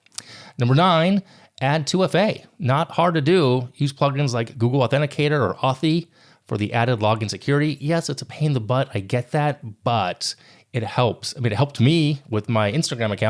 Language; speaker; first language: English; native; English